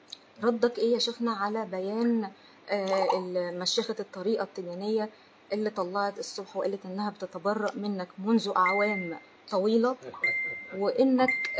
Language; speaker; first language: Arabic; native; Arabic